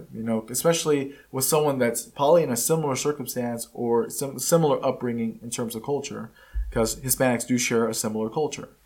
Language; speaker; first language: English; early bilingual, other home language; Spanish